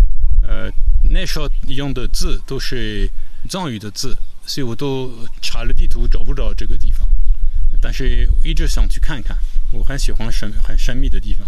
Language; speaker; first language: Chinese; non-native, fluent; French